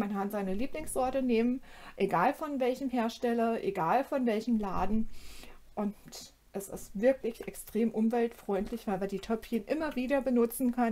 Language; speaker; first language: German; native; German